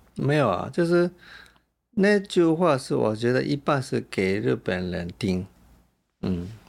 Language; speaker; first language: Chinese; non-native, fluent; Japanese